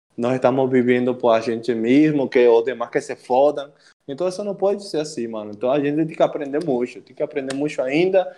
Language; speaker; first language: Portuguese; non-native, fluent; Spanish